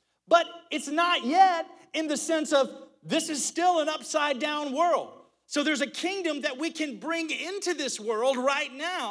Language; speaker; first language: English; native; English